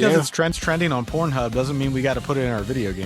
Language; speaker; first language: English; native; English